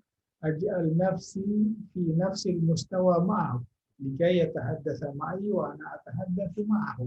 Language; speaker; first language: Arabic; non-native, fluent; Indonesian